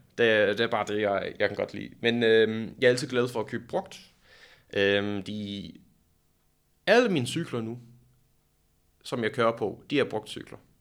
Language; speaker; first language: Danish; non-native, fluent; English